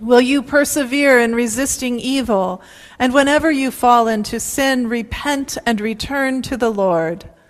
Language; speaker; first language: English; native; English